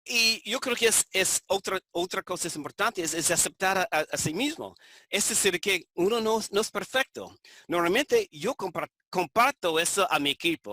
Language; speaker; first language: Spanish; non-native, fluent; English